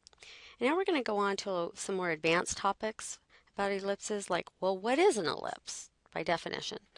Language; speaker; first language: English; native; English